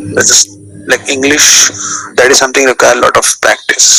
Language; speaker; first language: English; non-native, local second language; Hindi